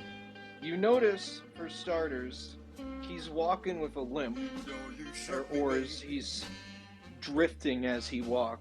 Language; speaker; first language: English; native; English